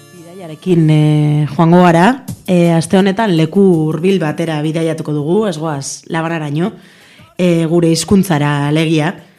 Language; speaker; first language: Basque; non-native, local second language; Spanish